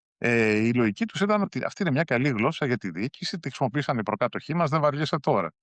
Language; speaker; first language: Greek; native; Greek